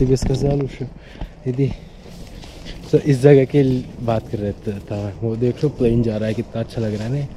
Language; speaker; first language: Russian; non-native, learner; Hindi